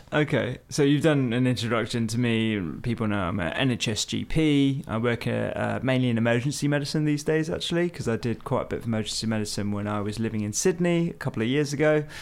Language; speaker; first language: English; early bilingual, other home language; Hindi